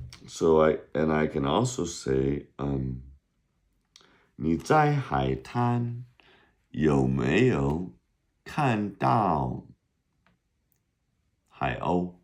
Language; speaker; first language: Chinese; non-native, fluent; English